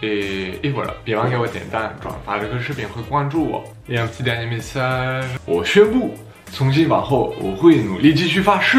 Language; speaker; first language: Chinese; non-native, fluent; French